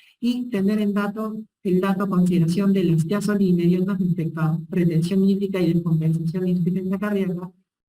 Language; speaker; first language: Spanish; native; Spanish